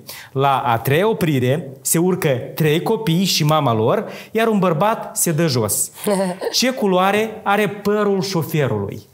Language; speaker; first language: Romanian; native; Romanian